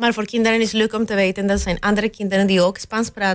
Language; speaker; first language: Dutch; non-native, fluent; Spanish